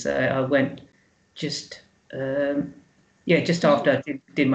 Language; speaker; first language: English; native; English